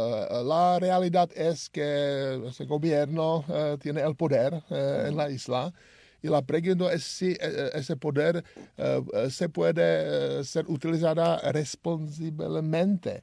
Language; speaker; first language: Spanish; non-native, learner; Czech